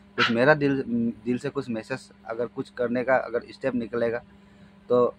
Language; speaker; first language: Hindi; non-native, local second language; Adi